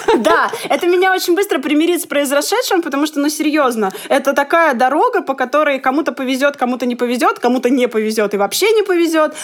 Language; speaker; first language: Russian; native; Russian